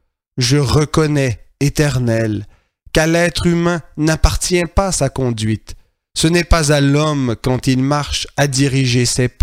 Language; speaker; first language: French; native; French